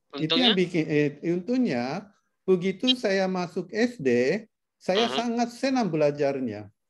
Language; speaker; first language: Indonesian; non-native, fluent; Japanese